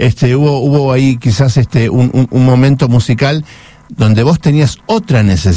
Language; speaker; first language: Spanish; native; Spanish